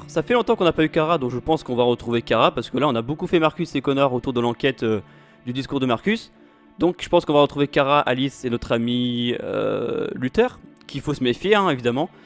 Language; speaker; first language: French; native; French